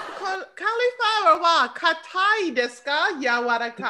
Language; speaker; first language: Japanese; non-native, learner; English